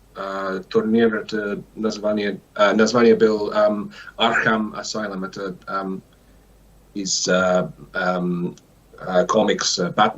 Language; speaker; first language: Russian; non-native, learner; English